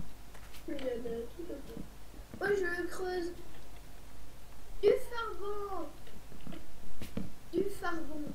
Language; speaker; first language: French; native; French